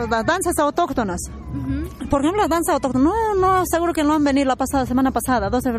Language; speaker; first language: Spanish; native; Spanish